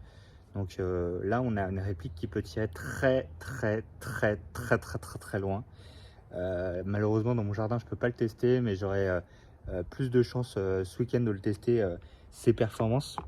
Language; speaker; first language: French; native; French